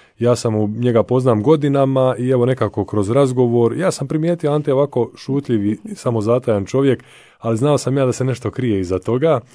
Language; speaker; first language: Croatian; native; Croatian